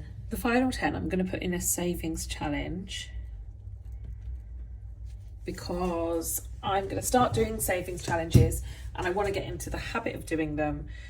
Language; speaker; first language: English; native; English